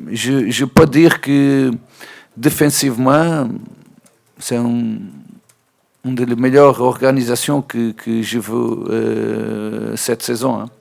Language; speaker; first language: French; non-native, fluent; Portuguese